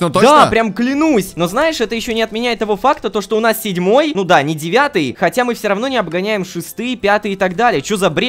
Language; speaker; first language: Russian; native; Russian